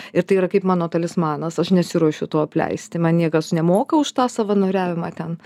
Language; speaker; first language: Lithuanian; native; Lithuanian